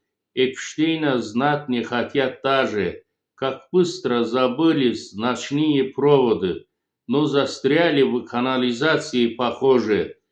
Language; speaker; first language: Russian; non-native, fluent; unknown